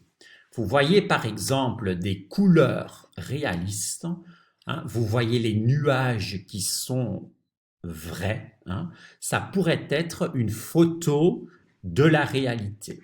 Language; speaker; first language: French; non-native, fluent; Dutch